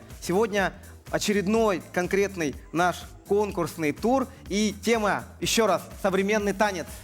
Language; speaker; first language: Russian; native; Russian